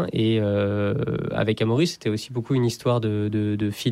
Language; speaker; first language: French; native; French